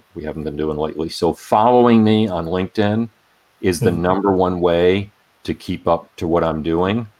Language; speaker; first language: English; native; English